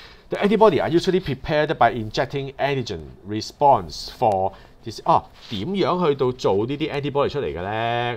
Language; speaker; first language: English; non-native, local second language; Cantonese